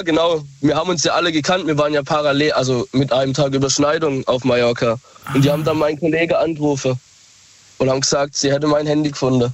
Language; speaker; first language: German; native; German